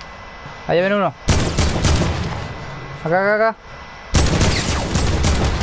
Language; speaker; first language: Spanish; native; Spanish